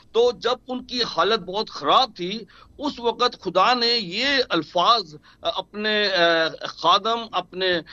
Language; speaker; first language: Urdu; non-native, local second language; Punjabi